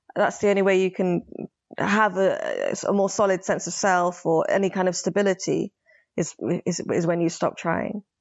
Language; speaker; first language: English; early bilingual, other home language; Somali